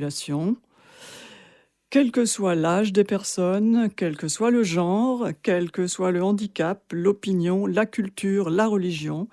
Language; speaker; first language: French; native; French